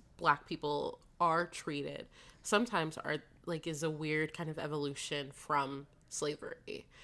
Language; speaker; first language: English; native; English